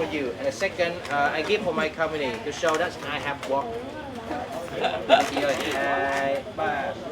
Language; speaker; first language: English; non-native, learner; Vietnamese